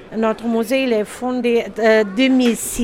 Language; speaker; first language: French; non-native, learner; German